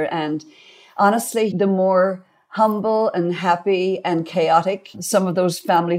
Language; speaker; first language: English; native; English